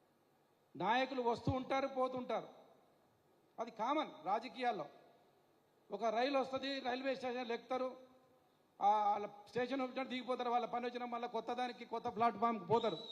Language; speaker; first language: Telugu; native; Telugu